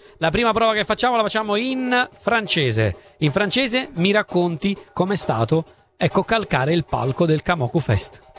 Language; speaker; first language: Italian; native; Italian